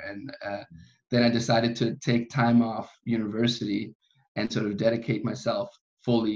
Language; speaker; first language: English; non-native, fluent; German